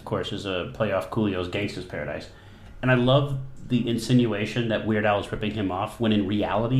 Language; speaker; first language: English; native; English